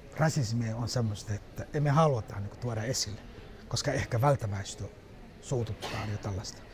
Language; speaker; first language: Finnish; non-native, fluent; Somali